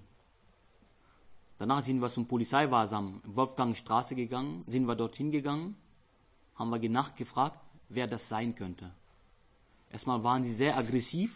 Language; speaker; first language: German; non-native, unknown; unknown